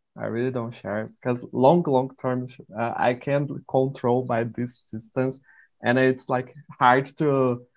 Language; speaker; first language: English; non-native, learner; Portuguese